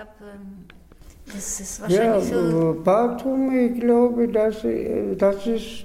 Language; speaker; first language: German; non-native, fluent; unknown